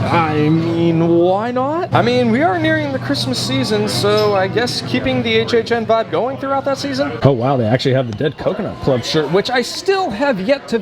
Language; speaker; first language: English; native; English